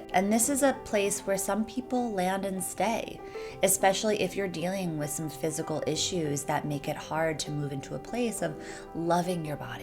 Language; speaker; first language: English; native; English